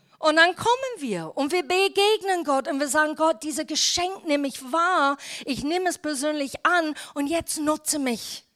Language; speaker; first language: German; non-native, fluent; English